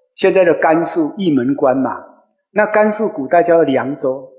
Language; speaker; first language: Chinese; non-native, local second language; Min Nan Chinese